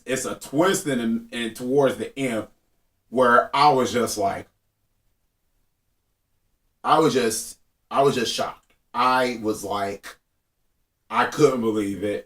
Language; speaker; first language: English; native; English